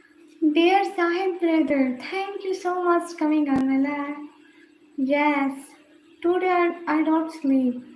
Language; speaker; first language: English; non-native, learner; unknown